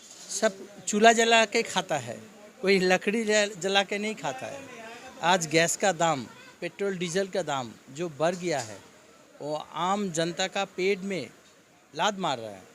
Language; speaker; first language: Hindi; non-native, local second language; Bangla